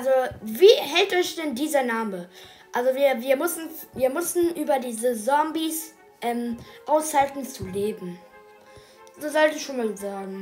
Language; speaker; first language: German; early bilingual, other home language; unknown